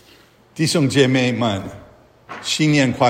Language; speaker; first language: Chinese; non-native, fluent; English